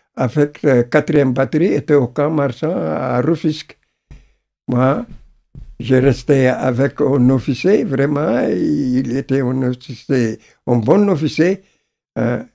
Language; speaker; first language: French; non-native, local second language; Wolof